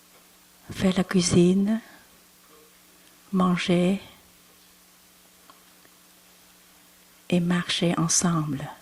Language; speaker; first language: French; non-native, learner; Vietnamese